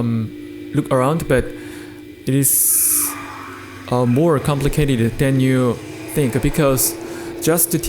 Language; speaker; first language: English; non-native, learner; Korean